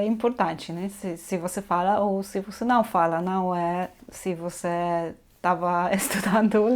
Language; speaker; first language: Portuguese; non-native, fluent; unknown